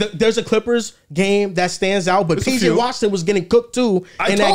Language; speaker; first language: English; native; English